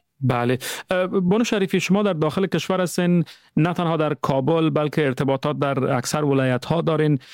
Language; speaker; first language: Persian; native; Persian